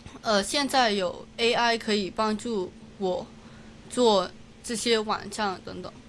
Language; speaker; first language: Chinese; non-native, learner; Cantonese